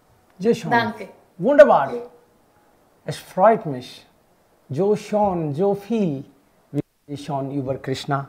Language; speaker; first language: German; non-native, fluent; Hindi